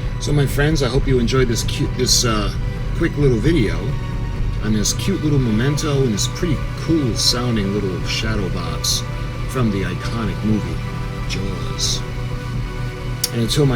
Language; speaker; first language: English; native; English